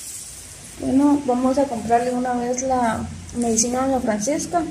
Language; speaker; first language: Spanish; native; Spanish